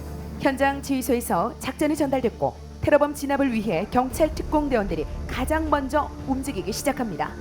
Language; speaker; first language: Korean; native; Korean